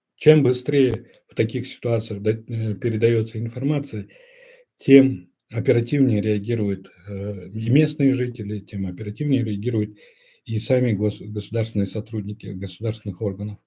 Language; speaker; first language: Russian; non-native, local second language; Kyrgyz